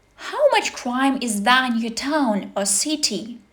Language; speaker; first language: English; non-native, fluent; Ukrainian